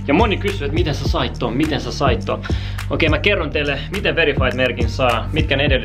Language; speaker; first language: Finnish; native; Finnish